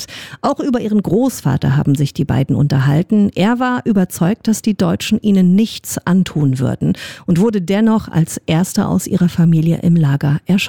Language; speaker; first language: German; native; German